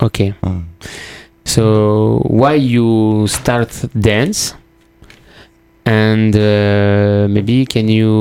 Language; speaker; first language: English; non-native, learner; French